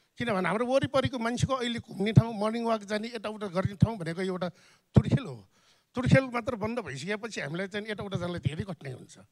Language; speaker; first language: Nepali; non-native, local second language; Newari